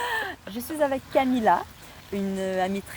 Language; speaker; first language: French; non-native, fluent; Portuguese